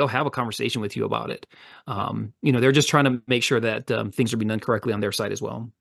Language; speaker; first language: English; native; English